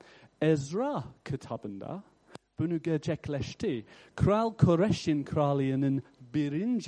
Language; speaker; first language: Turkish; non-native, fluent; English